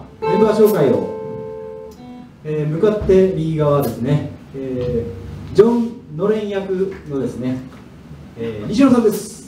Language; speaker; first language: Japanese; native; Japanese